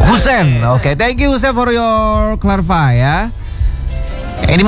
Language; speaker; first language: English; non-native, learner; Indonesian